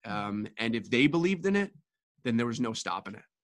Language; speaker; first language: English; native; English